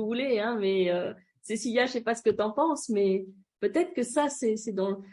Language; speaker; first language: French; native; French